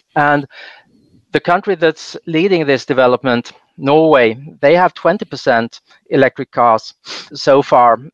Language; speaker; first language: English; non-native, fluent; Swedish